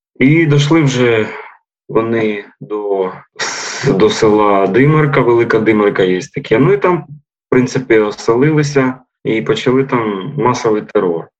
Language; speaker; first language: Ukrainian; native; Ukrainian